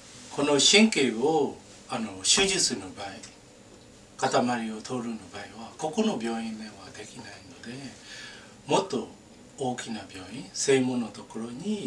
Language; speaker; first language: Japanese; non-native, learner; Burmese